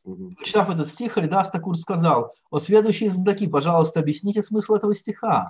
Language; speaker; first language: Russian; native; Russian